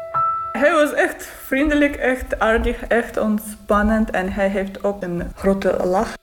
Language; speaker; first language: Dutch; non-native, learner; Russian